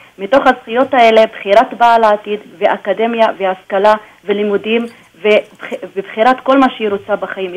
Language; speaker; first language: Hebrew; non-native, local second language; Arabic